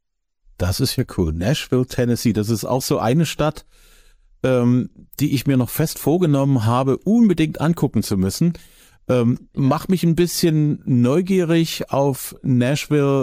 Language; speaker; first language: German; native; German